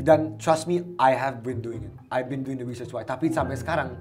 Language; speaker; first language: English; early bilingual, other home language; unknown